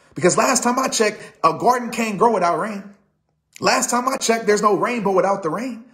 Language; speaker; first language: English; native; English